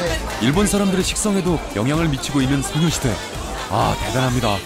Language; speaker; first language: Korean; native; Korean